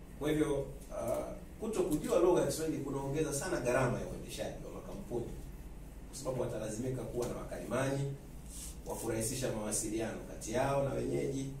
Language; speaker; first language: Swahili; native; Swahili